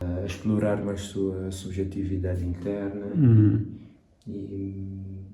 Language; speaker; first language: Portuguese; non-native, local second language; Kabuverdianu